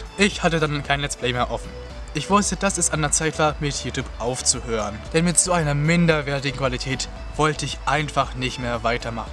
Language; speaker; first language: German; native; German